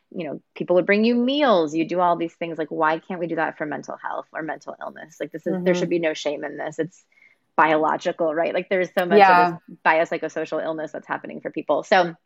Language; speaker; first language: English; native; English